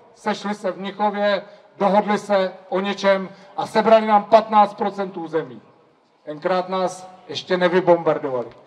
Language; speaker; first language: Czech; native; Czech